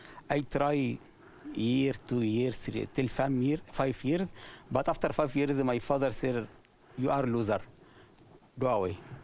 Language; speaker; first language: English; non-native, learner; Arabic